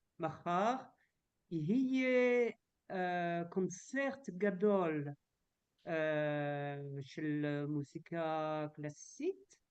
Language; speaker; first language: Hebrew; non-native, learner; French